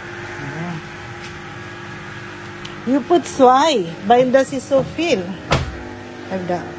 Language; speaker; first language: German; non-native, learner; Filipino